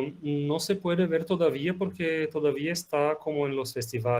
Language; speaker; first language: Spanish; non-native, fluent; Portuguese